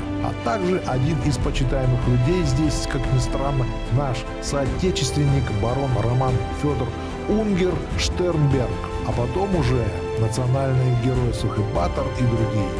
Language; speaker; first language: Russian; native; Russian